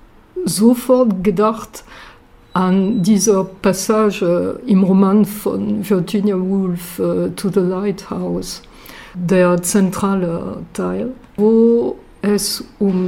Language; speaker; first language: German; non-native, fluent; French